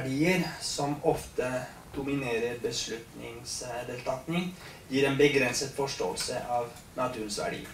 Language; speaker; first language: Norwegian; non-native, fluent; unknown